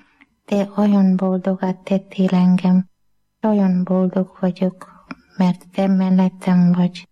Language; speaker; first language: Hungarian; non-native, learner; Malayalam